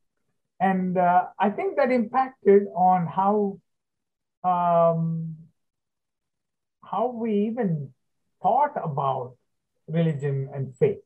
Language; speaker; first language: English; non-native, local second language; Telugu